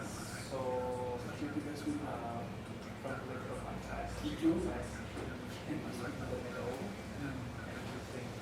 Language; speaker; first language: English; non-native, fluent; Indonesian